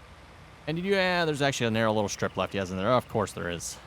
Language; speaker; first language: English; native; English